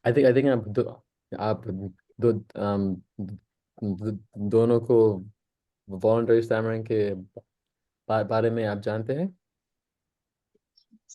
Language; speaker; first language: Hindi; non-native, local second language; English